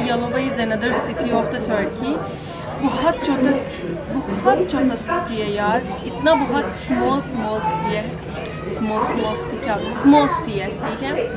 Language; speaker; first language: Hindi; non-native, learner; Turkish